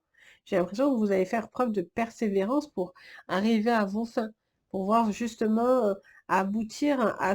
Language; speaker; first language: French; native; French